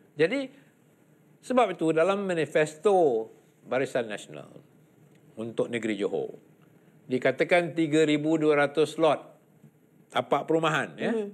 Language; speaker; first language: Malay; native; Malay